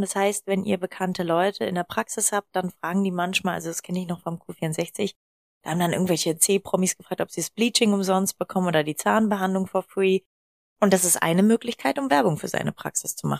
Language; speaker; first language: German; native; German